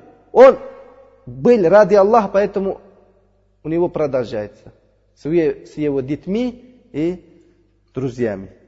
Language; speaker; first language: Russian; non-native, fluent; Uzbek